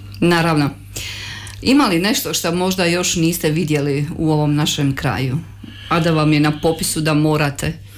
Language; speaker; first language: Croatian; native; Croatian